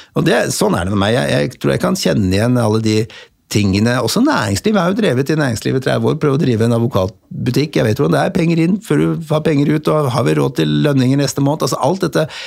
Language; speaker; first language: Norwegian; native; Norwegian